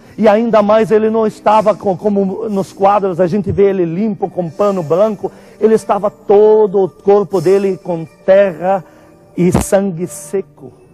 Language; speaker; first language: Portuguese; non-native, fluent; Arabic